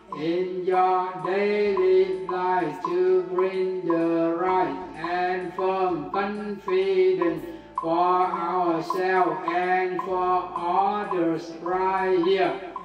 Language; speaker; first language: English; non-native, fluent; Vietnamese